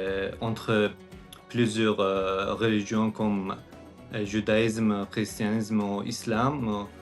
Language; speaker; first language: French; non-native, learner; Azerbaijani